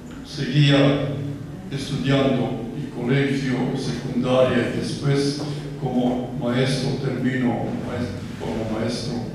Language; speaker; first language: Spanish; non-native, fluent; Croatian